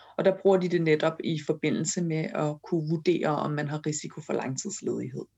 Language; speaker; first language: Danish; early bilingual, other home language; Kurdish